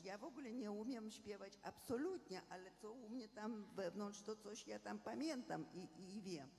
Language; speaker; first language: Polish; non-native, fluent; Russian